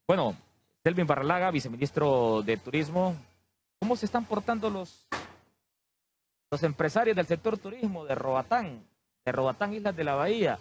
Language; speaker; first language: Spanish; native; Spanish